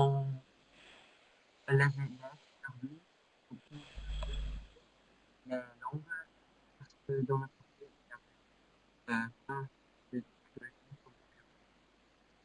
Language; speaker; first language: French; non-native, learner; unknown